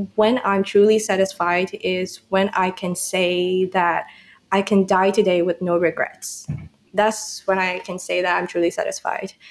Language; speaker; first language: English; non-native, fluent; Burmese